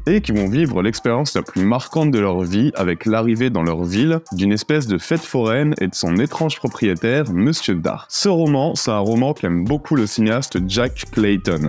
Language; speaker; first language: French; native; French